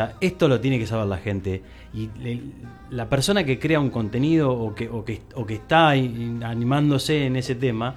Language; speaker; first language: Spanish; native; Spanish